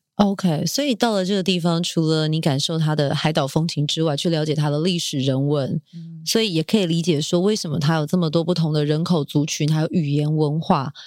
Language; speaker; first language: Chinese; native; Chinese